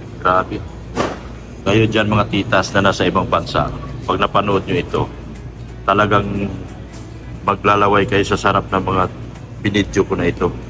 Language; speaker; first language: Filipino; non-native, local second language; Cebuano